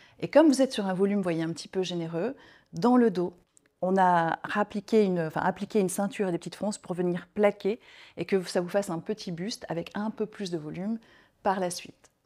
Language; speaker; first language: French; native; French